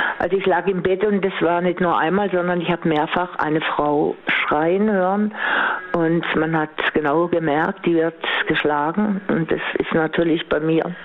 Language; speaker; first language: German; native; German